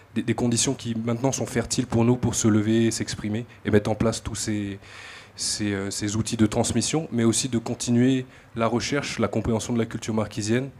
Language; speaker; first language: French; native; French